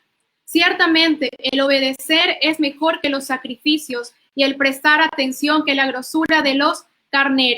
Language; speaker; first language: Spanish; native; Spanish